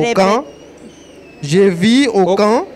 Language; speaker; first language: French; non-native, fluent; Swahili